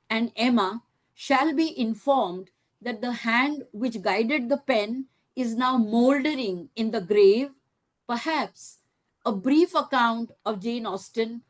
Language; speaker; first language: English; non-native, local second language; Gujarati